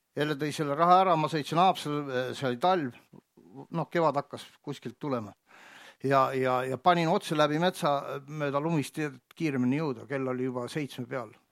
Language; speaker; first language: Estonian; native; Estonian